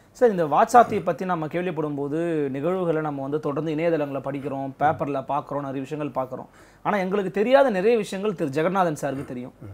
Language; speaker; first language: Tamil; native; Tamil